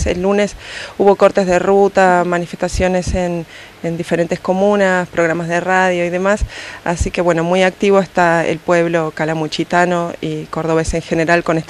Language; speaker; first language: Spanish; native; Spanish